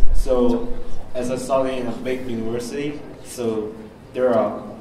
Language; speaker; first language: English; non-native, fluent; Chinese